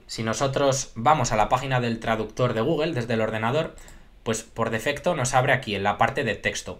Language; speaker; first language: Spanish; native; Spanish